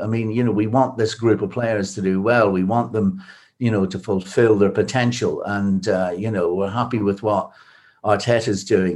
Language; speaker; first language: English; native; English